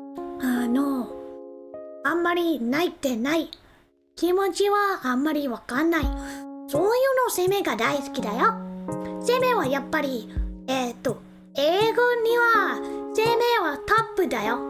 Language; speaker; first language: Japanese; non-native, learner; English